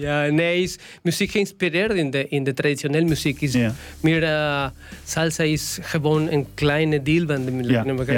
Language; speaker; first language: Dutch; non-native, learner; Spanish